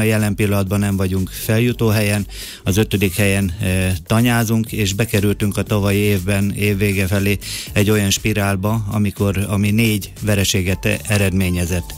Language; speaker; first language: Hungarian; native; Hungarian